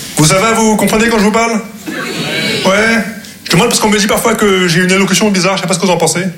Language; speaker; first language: French; non-native, local second language; Arabic